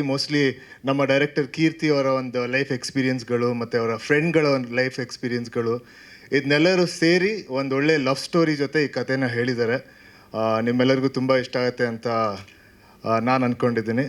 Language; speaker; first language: Kannada; native; Kannada